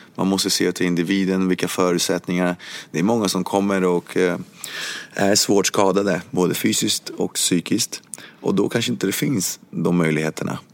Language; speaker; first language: Swedish; early bilingual, other home language; Spanish